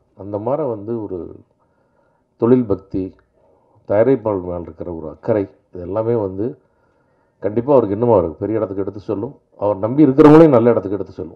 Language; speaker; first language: Tamil; native; Tamil